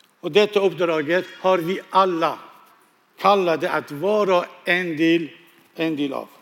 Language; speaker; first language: Swedish; non-native, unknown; Persian